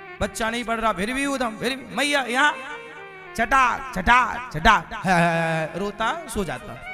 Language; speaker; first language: Hindi; native; Hindi